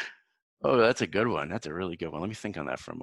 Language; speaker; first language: English; native; English